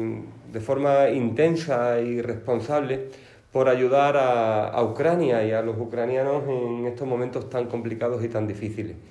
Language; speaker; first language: Spanish; native; Spanish